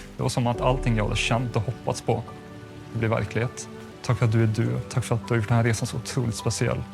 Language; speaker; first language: Swedish; native; Swedish